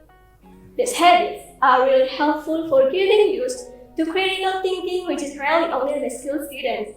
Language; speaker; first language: English; non-native, learner; Indonesian